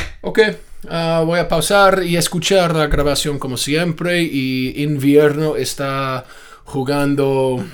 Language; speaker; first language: Spanish; non-native, fluent; English